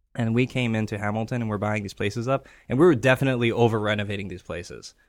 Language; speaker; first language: English; early bilingual, other home language; Greek